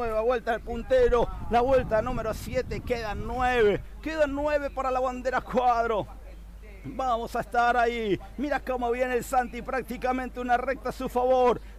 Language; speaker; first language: Spanish; native; Spanish